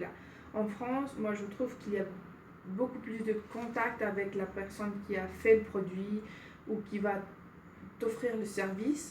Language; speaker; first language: French; non-native, fluent; Spanish